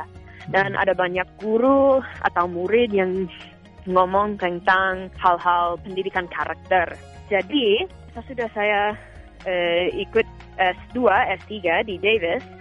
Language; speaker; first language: Indonesian; non-native, fluent; English